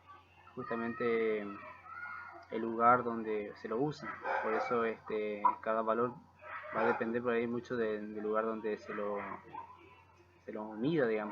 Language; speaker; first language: Spanish; native; Spanish